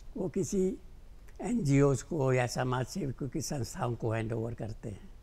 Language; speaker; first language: Hindi; native; Hindi